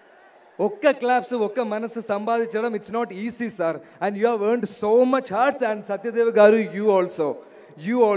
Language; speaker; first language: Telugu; non-native, learner; Malayalam